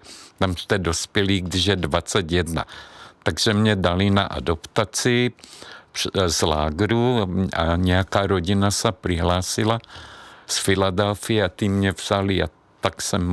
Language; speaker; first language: Czech; non-native, fluent; Hungarian